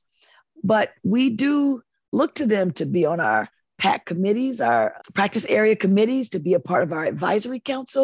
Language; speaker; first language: English; native; English